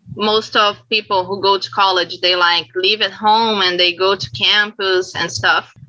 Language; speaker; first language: English; non-native, fluent; Portuguese